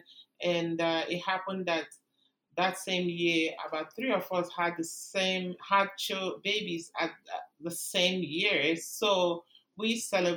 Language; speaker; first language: English; non-native, local second language; Igbo